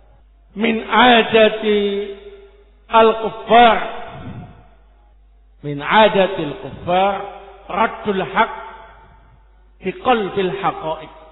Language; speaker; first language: Arabic; non-native, fluent; Indonesian